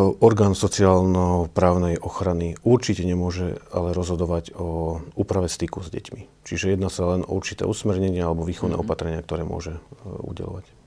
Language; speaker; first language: Slovak; native; Slovak